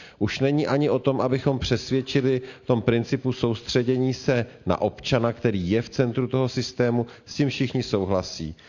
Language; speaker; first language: Czech; native; Czech